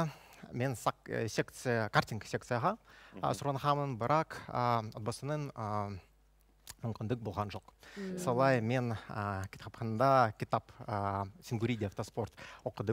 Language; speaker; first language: Kazakh; non-native, local second language; Russian